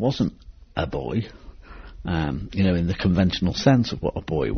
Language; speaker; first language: English; native; English